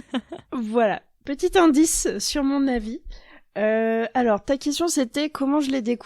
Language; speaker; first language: French; native; French